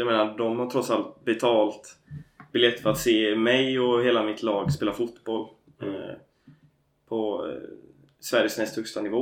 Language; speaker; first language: Swedish; native; Swedish